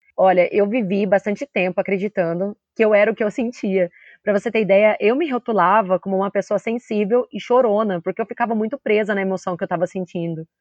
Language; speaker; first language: Portuguese; native; Portuguese